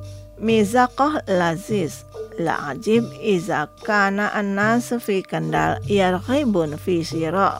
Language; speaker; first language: Arabic; non-native, fluent; Indonesian